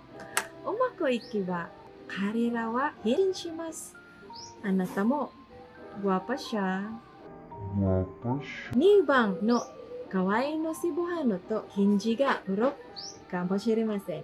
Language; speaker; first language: Japanese; non-native, fluent; Cebuano